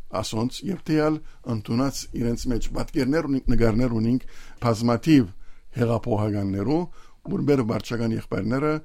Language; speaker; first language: Armenian; native; Armenian